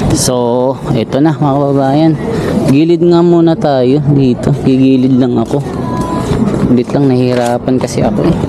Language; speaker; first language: Filipino; native; Filipino